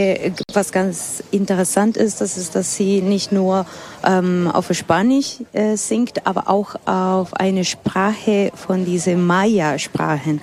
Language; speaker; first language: German; non-native, fluent; Spanish